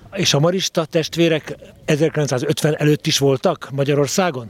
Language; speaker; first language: Hungarian; native; Hungarian